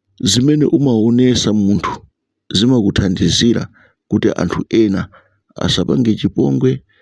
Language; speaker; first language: Nyanja; native; Nyanja